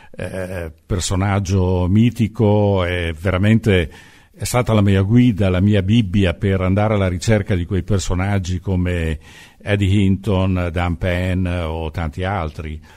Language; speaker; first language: Italian; native; Italian